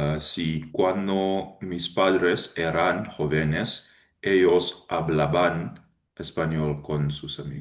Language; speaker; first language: Spanish; non-native, learner; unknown